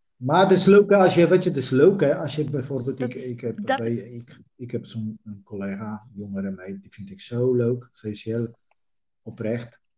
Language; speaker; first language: Dutch; non-native, fluent; Polish